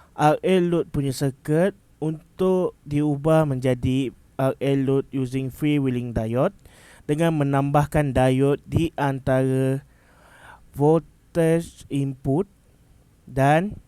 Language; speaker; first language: Malay; native; Malay